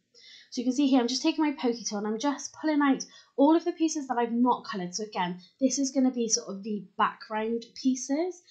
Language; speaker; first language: English; native; English